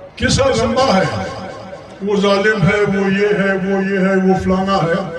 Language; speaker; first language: Urdu; non-native, local second language; Pashto